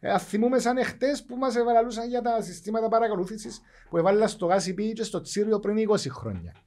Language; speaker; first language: Greek; native; Greek